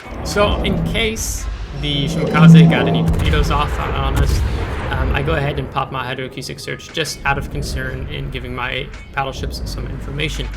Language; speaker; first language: English; native; English